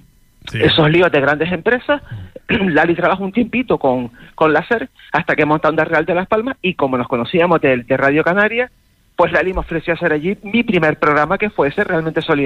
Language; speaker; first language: Spanish; native; Spanish